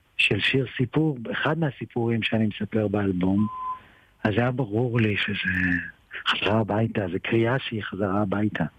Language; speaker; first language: Hebrew; early bilingual, other home language; Georgian